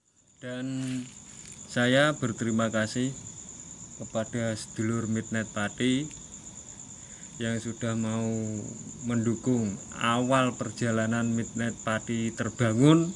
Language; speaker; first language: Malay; non-native, local second language; Javanese